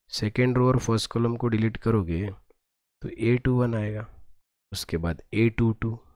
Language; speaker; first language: Hindi; non-native, local second language; Marathi